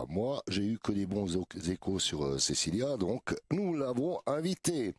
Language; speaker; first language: French; native; French